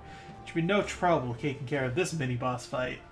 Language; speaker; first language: English; native; English